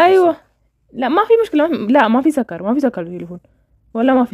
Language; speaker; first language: Arabic; non-native, learner; Oromo